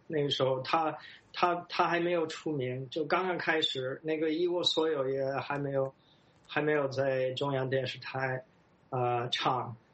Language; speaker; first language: Chinese; non-native, fluent; English